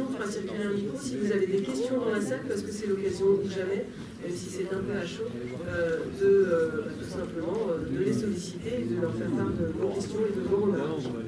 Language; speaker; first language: French; native; French